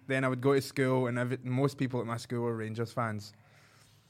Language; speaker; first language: English; native; English